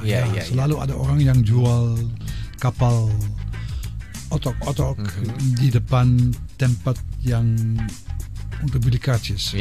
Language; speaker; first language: Indonesian; non-native, fluent; Dutch